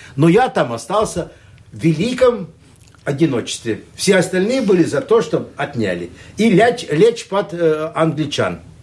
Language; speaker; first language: Russian; non-native, local second language; Latvian